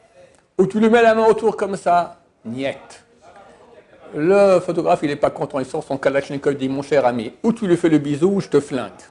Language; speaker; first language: French; native; French